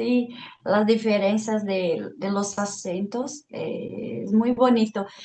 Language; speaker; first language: Spanish; non-native, fluent; Portuguese